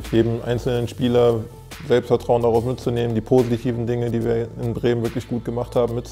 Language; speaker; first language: German; native; German